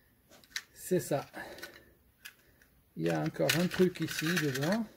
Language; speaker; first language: French; non-native, fluent; Portuguese